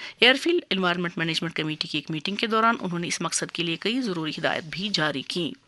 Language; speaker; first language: Urdu; non-native, local second language; Kashmiri